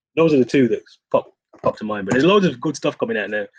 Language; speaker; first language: English; native; English